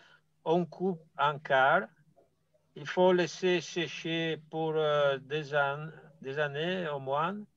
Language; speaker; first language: French; non-native, fluent; Italian